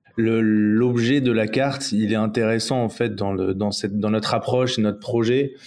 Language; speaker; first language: French; native; French